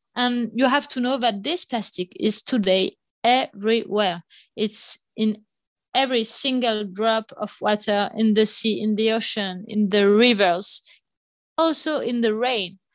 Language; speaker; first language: English; non-native, fluent; French